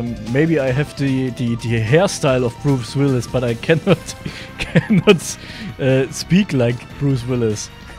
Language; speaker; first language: English; non-native, learner; German